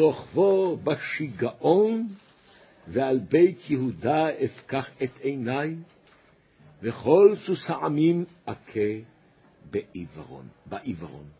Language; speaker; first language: Hebrew; native; Hebrew